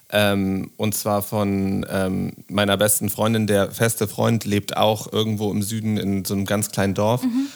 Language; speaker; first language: German; native; German